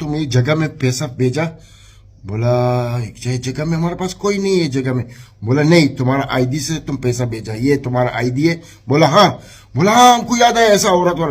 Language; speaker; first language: Hindi; non-native, fluent; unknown